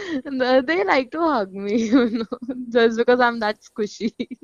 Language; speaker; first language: English; non-native, local second language; Hindi